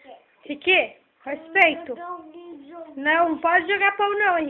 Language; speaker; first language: Portuguese; native; Portuguese